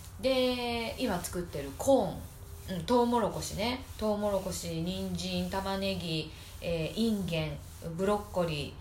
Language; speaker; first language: Japanese; native; Japanese